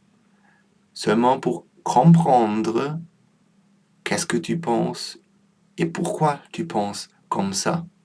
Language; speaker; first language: French; non-native, learner; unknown